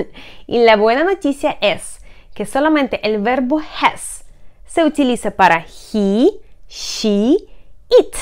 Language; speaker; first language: Spanish; non-native, fluent; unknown